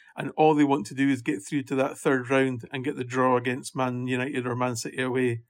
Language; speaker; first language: English; native; English